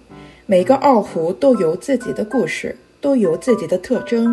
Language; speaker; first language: Chinese; non-native, fluent; Korean